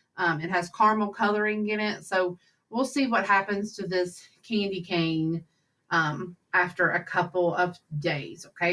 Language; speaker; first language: English; native; English